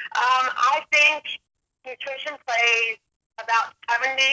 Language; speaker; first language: English; native; English